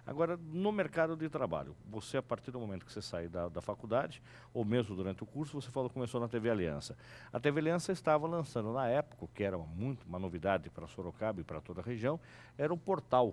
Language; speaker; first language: Portuguese; native; Portuguese